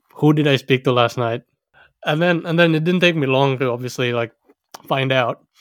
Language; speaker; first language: English; non-native, local second language; Sinhala